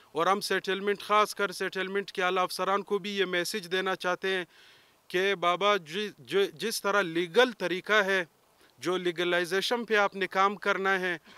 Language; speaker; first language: Urdu; non-native, local second language; Pashto